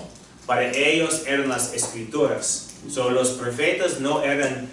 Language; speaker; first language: Spanish; non-native, fluent; English